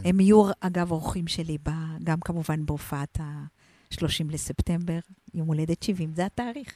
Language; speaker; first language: Hebrew; native; Hebrew